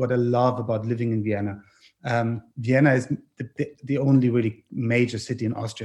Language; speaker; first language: English; non-native, fluent; German